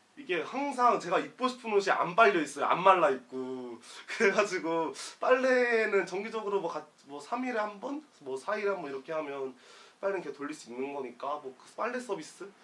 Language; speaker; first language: Korean; native; Korean